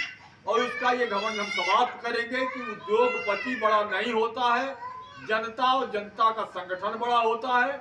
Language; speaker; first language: Hindi; native; Hindi